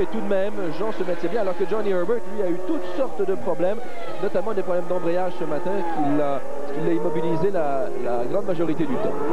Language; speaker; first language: French; native; French